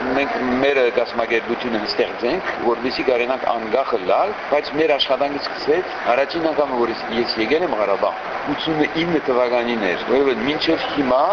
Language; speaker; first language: Armenian; early bilingual, heritage; Armenian